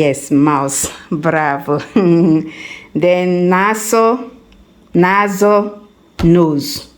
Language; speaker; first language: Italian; non-native, fluent; English